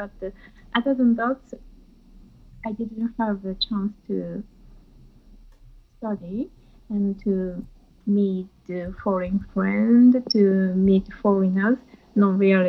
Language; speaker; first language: English; non-native, learner; Japanese